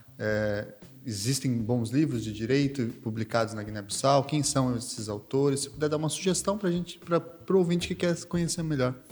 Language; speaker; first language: Portuguese; native; Portuguese